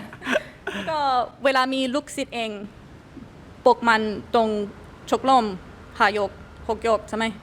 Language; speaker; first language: Thai; non-native, learner; English